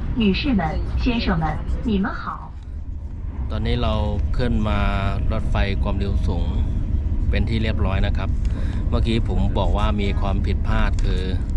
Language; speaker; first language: Thai; non-native, fluent; Chinese